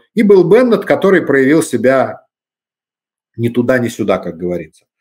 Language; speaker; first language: Russian; native; Russian